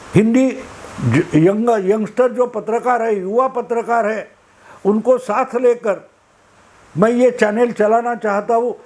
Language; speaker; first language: Hindi; non-native, local second language; Marathi